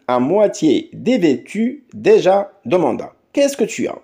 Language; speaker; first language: French; non-native, local second language; Arabic